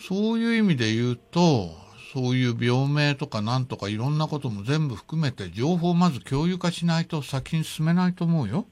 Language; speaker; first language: Japanese; native; Japanese